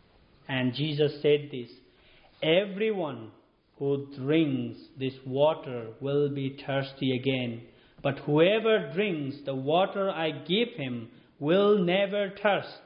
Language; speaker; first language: English; non-native, local second language; Nepali